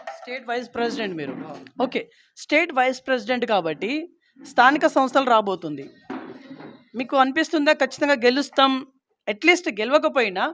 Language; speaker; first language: Telugu; native; Telugu